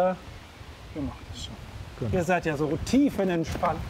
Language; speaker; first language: German; native; German